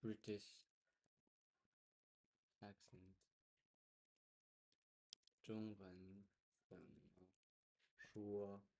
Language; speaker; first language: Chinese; non-native, learner; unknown